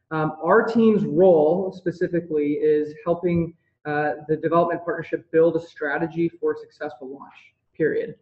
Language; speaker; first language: English; native; English